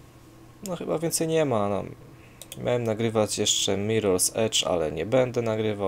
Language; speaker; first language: Polish; native; Polish